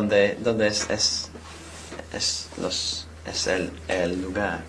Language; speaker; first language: Spanish; non-native, learner; English